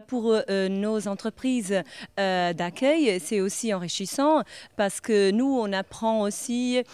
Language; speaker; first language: French; non-native, fluent; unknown